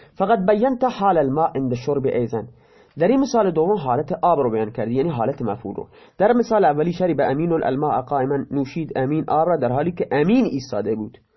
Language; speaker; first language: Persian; non-native, local second language; Baluchi